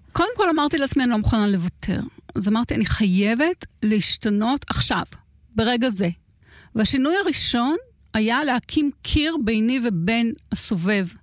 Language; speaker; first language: Hebrew; native; Hebrew